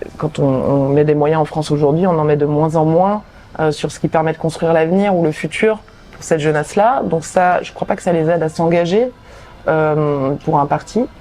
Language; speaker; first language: French; native; French